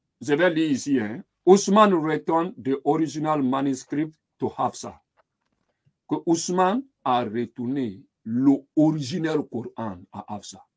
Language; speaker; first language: French; non-native, local second language; Lingala